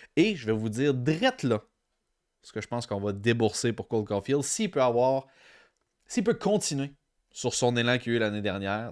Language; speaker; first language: French; native; French